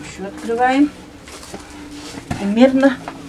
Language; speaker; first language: Russian; non-native, local second language; Yakut